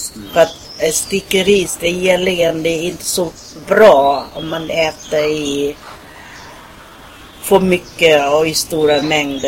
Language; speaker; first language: Swedish; non-native, fluent; Thai